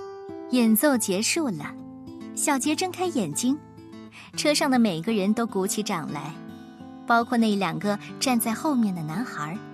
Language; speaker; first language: Chinese; native; Chinese